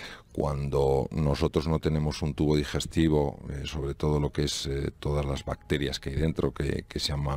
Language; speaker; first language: Spanish; native; Spanish